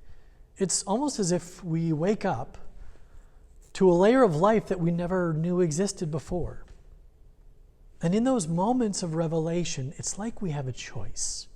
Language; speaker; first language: English; native; English